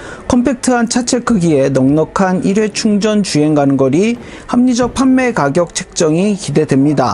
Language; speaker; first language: Korean; native; Korean